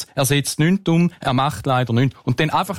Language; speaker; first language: German; native; German